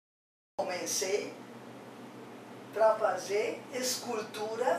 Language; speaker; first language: Portuguese; non-native, fluent; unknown